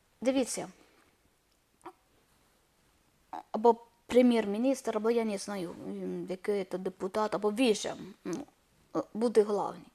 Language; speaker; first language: Ukrainian; non-native, learner; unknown